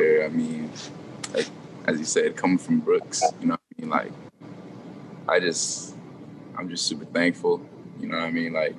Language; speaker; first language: English; native; English